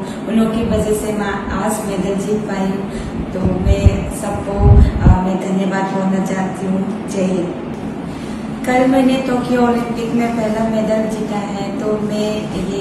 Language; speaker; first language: Hindi; non-native, local second language; Manipuri